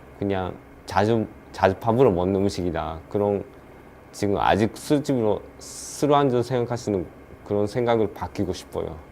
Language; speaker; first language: Korean; non-native, learner; Japanese